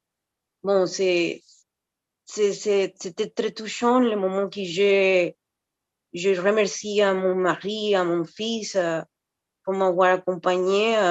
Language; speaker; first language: French; non-native, fluent; Spanish